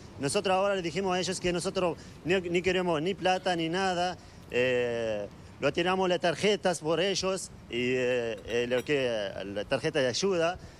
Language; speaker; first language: Spanish; non-native, learner; Arabic